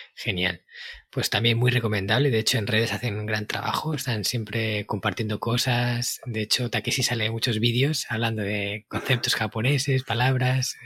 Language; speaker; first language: Spanish; native; Spanish